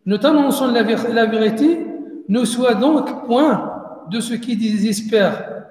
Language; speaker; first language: French; non-native, local second language; Arabic